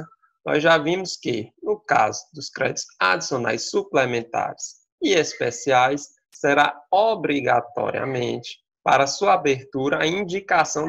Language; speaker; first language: Portuguese; native; Portuguese